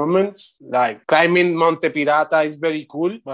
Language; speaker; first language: English; non-native, learner; Spanish